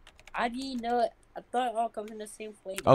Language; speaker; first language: English; native; English